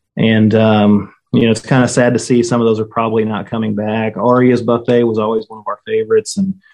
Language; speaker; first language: English; native; English